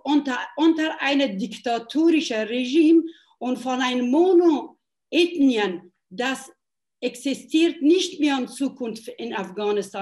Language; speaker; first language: German; non-native, fluent; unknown